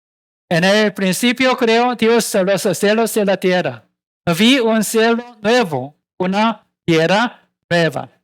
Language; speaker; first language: Spanish; non-native, learner; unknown